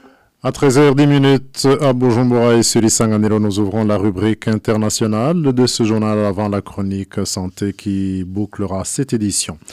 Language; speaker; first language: French; non-native, local second language; Rundi